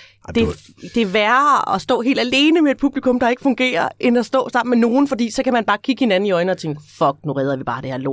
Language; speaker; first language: Danish; native; Danish